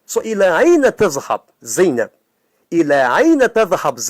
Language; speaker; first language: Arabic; non-native, fluent; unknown